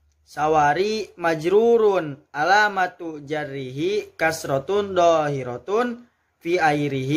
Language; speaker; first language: Arabic; non-native, learner; Indonesian